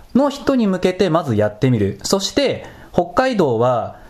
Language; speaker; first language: Japanese; native; Japanese